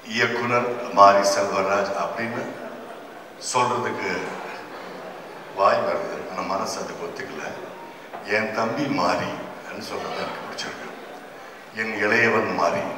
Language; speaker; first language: Tamil; native; Tamil